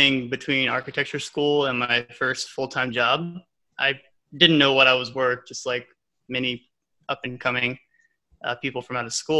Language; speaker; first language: English; native; English